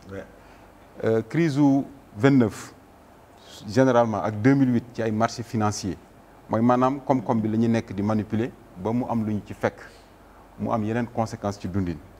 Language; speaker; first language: Wolof; native; Wolof